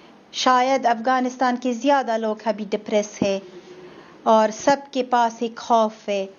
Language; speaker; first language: Hindi; non-native, fluent; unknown